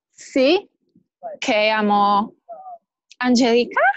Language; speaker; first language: Spanish; non-native, learner; Polish